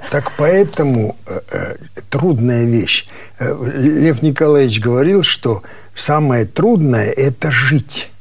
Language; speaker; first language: Russian; non-native, local second language; Armenian